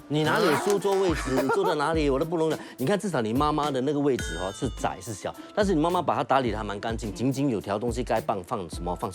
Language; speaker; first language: Chinese; native; Chinese